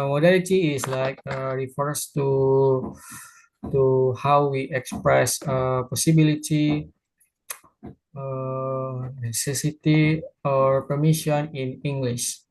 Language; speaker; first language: English; non-native, learner; Indonesian